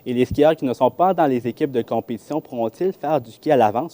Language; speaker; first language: French; native; French